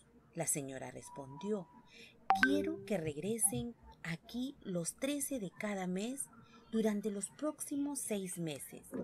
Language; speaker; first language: Spanish; native; Spanish